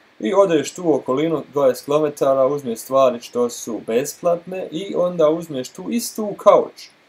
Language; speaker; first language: Croatian; early bilingual, heritage; Croatian